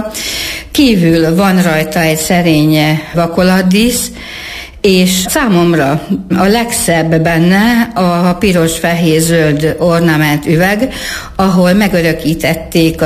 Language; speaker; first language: Hungarian; native; Hungarian